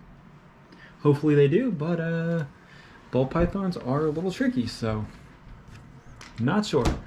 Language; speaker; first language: English; native; English